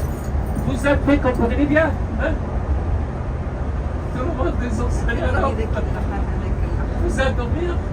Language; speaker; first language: French; non-native, learner; Arabic